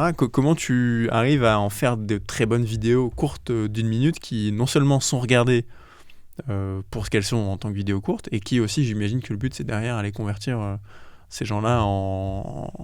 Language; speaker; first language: French; native; French